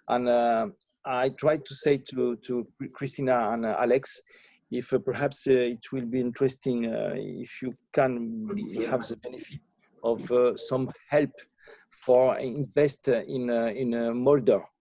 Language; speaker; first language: English; non-native, learner; French